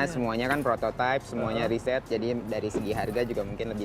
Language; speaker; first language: Indonesian; native; Indonesian